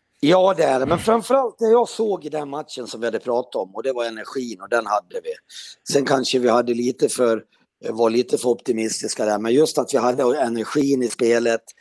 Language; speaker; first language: Swedish; native; Swedish